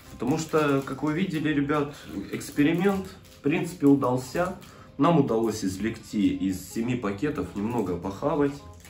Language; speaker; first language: Russian; native; Russian